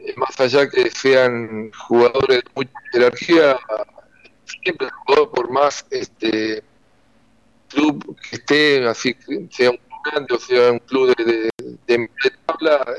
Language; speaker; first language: Spanish; native; Spanish